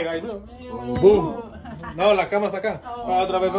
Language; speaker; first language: Spanish; early bilingual, heritage; Spanish